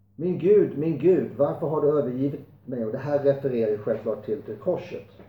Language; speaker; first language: Swedish; non-native, fluent; English